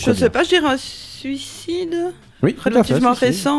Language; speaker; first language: French; native; French